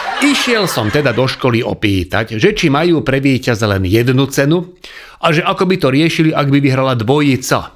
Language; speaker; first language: Slovak; non-native, local second language; Hungarian